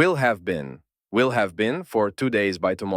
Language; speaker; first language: English; non-native, fluent; Ukrainian